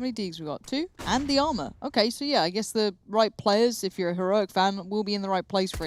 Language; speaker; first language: English; native; English